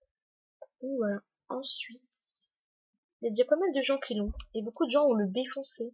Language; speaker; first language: French; native; French